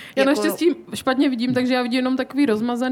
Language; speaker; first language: Czech; native; Czech